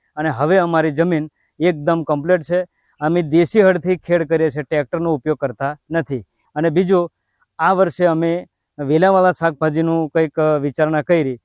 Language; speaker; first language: Gujarati; non-native, local second language; Rathawi